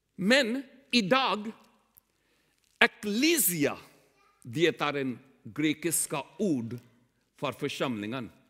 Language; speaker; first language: Swedish; non-native, learner; Urdu